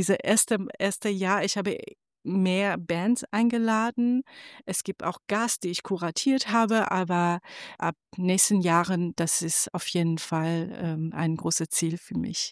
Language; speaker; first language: German; non-native, fluent; Persian